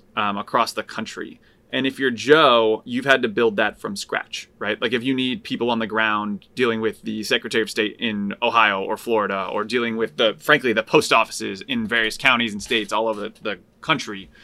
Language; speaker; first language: English; native; English